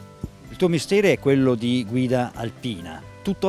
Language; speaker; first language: Italian; native; Italian